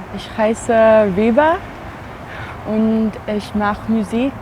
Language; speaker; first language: German; non-native, learner; English